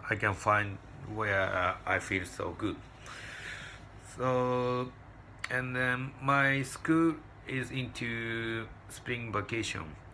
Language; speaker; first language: English; non-native, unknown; Japanese